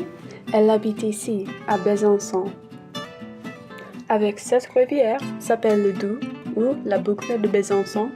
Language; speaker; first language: French; non-native, learner; English